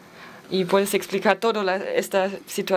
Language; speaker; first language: Spanish; non-native, learner; German